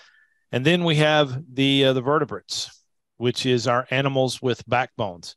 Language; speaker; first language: English; native; English